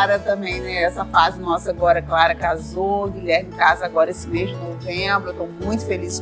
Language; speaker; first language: Portuguese; native; Portuguese